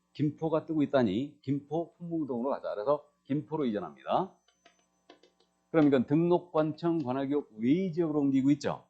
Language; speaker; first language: Korean; native; Korean